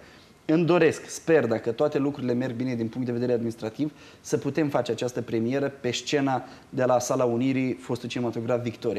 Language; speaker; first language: Romanian; native; Romanian